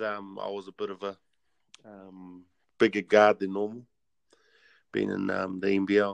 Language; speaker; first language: English; native; English